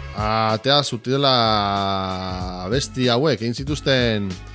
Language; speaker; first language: Basque; early bilingual, heritage; Basque